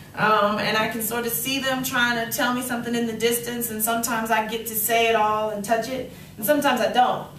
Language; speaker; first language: English; native; English